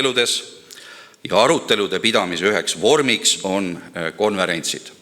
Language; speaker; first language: Estonian; native; Estonian